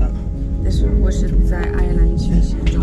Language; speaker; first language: Chinese; non-native, learner; English